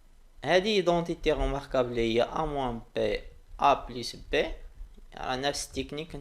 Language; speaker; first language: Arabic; native; Arabic